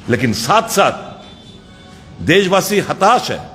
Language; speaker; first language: Hindi; non-native, local second language; Bangla